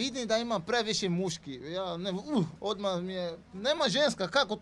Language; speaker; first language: Croatian; non-native, learner; Portuguese